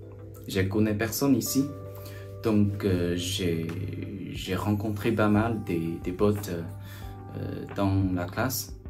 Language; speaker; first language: French; non-native, learner; Chinese